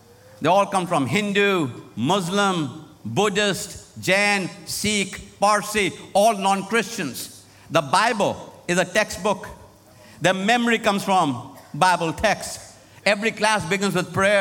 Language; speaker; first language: English; non-native, local second language; Hindi